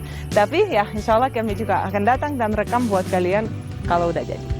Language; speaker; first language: Indonesian; non-native, fluent; Russian